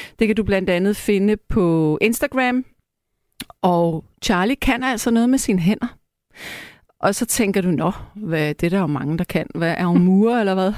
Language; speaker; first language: Danish; native; Danish